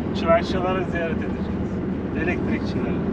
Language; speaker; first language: Turkish; non-native, learner; Kazakh